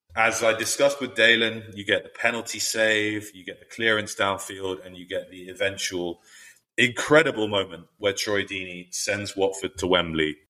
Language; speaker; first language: English; native; English